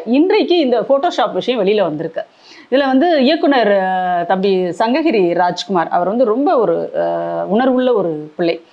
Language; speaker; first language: Tamil; native; Tamil